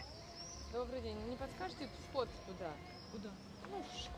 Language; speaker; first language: Russian; native; Russian